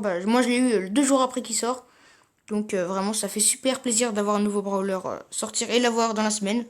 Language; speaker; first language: French; native; French